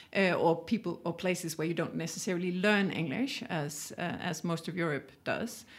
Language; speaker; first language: English; non-native, fluent; Danish